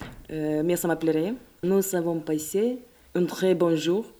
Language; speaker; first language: French; non-native, learner; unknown